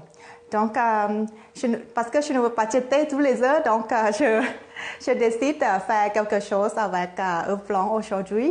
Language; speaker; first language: French; non-native, fluent; Thai